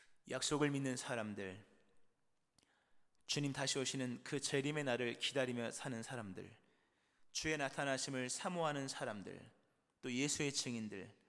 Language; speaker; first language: Korean; native; Korean